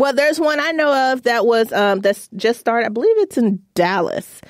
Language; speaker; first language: English; native; English